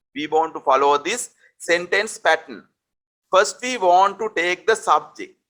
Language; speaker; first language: English; non-native, local second language; Sinhala